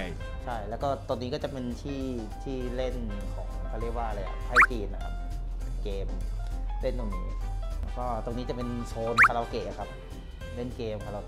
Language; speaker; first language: Thai; native; Thai